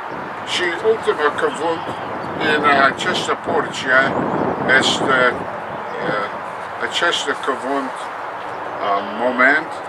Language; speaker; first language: Romanian; non-native, learner; English